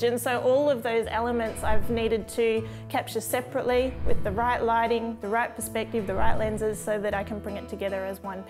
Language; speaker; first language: English; native; English